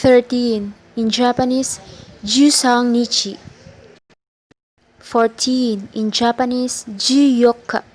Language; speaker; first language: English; non-native, local second language; Filipino